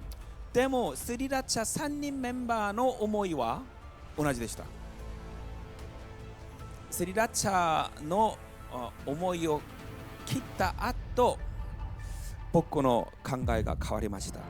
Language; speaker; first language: Japanese; non-native, fluent; Korean